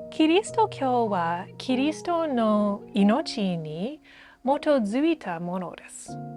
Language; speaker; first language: Japanese; non-native, learner; English